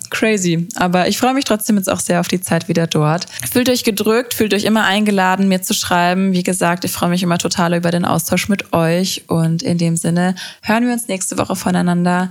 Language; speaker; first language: German; native; German